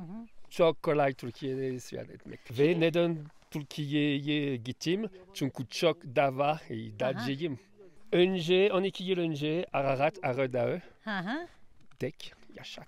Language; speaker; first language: Turkish; non-native, learner; French